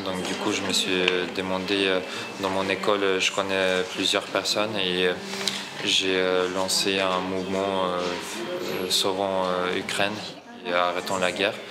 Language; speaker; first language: French; non-native, fluent; Ukrainian